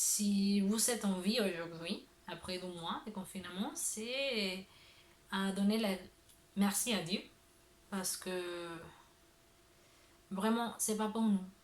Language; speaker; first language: French; non-native, learner; Spanish